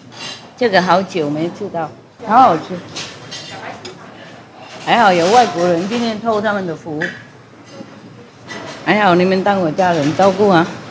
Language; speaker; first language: Chinese; non-native, fluent; Vietnamese